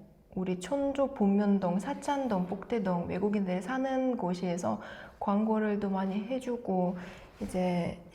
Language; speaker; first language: Korean; non-native, fluent; Russian